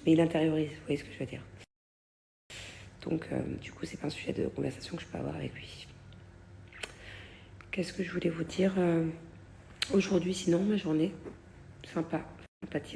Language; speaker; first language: French; native; French